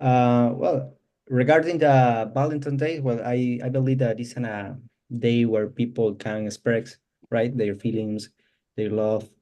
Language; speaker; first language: English; non-native, fluent; Spanish